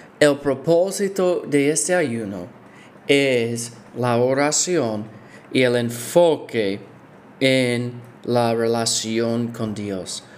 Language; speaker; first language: Spanish; non-native, fluent; English